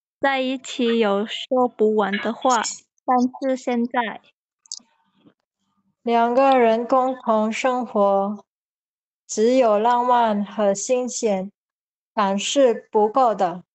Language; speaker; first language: Chinese; non-native, learner; Indonesian